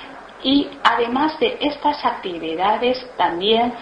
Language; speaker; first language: Spanish; non-native, learner; Chinese